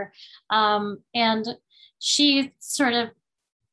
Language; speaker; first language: English; early bilingual, other home language; Spanish